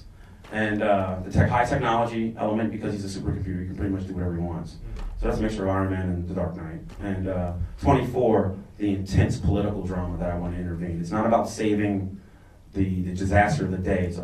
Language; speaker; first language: English; native; English